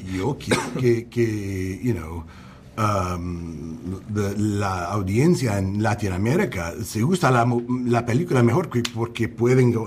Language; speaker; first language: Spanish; non-native, fluent; English